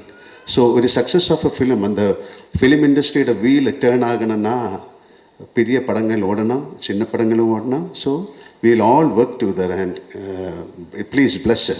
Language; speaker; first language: Tamil; non-native, learner; Malayalam